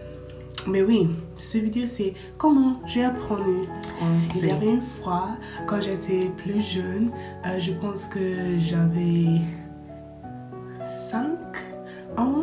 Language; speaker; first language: French; non-native, learner; English